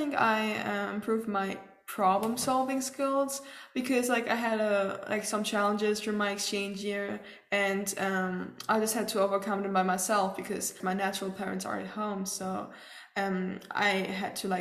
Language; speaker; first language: English; non-native, fluent; German